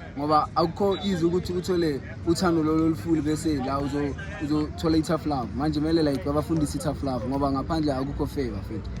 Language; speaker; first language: Zulu; non-native, local second language; Southern Sotho